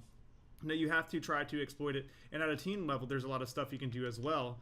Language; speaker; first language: English; native; English